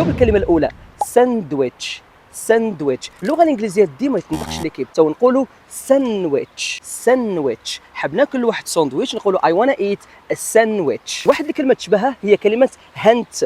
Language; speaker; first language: Arabic; native; Arabic